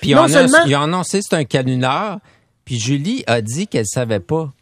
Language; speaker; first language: French; native; French